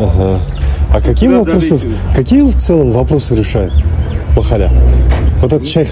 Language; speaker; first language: Russian; non-native, local second language; Kazakh